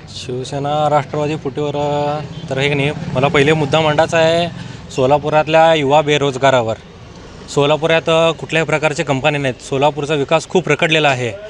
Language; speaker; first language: Marathi; native; Marathi